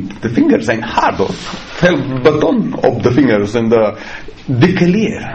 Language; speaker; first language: Dutch; non-native, fluent; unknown